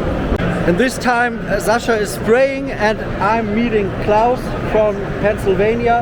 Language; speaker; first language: English; non-native, learner; German